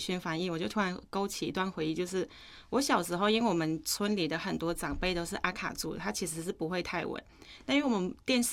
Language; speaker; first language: Chinese; non-native, fluent; Akha